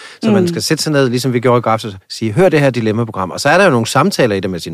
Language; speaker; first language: Danish; native; Danish